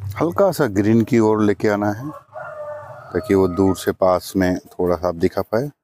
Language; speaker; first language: Hindi; non-native, local second language; Bangla